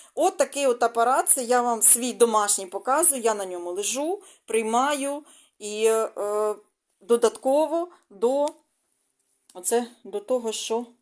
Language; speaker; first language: Ukrainian; non-native, local second language; Russian